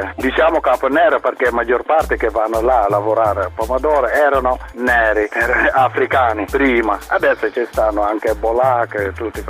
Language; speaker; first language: Italian; non-native, learner; Arabic